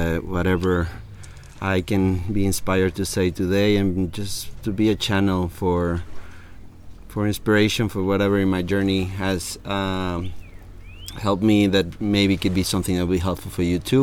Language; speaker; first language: English; non-native, fluent; Spanish